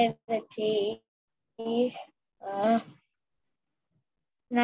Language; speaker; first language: English; non-native, learner; Vietnamese